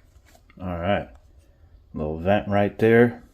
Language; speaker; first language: English; native; English